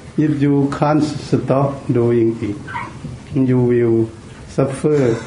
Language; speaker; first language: English; non-native, learner; Thai